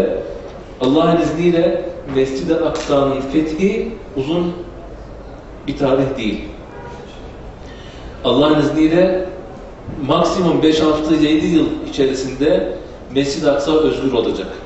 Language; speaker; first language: Turkish; native; Turkish